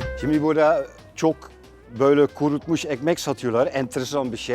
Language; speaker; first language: Turkish; non-native, fluent; Dutch